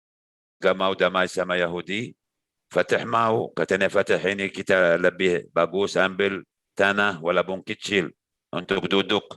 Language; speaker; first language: Indonesian; non-native, learner; Arabic